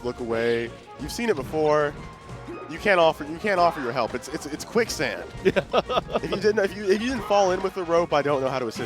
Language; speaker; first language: English; native; English